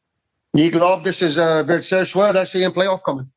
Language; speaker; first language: German; non-native, learner; English